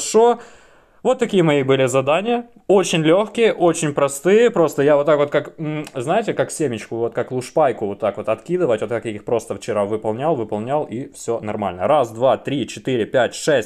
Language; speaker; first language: Russian; native; Russian